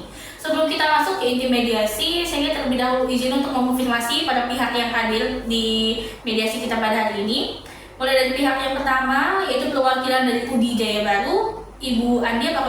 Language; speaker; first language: Indonesian; native; Indonesian